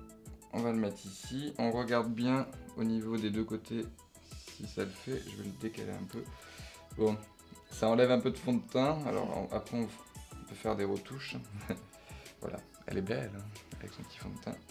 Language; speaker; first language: French; native; French